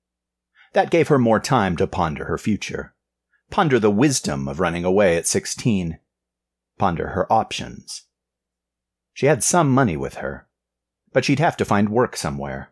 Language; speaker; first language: English; native; English